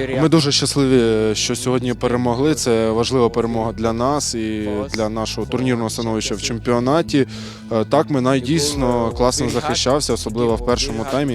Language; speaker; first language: Ukrainian; native; Ukrainian